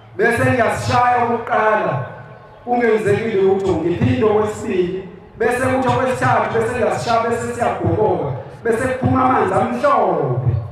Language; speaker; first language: Zulu; native; Zulu